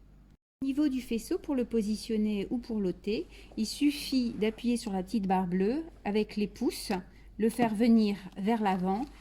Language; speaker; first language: French; native; French